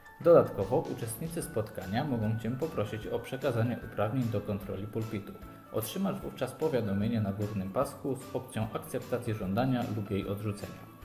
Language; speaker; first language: Polish; native; Polish